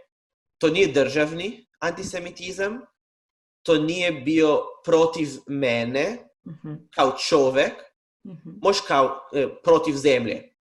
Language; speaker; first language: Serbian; non-native, fluent; Hebrew